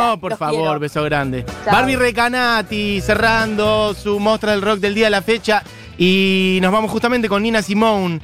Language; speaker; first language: Spanish; native; Spanish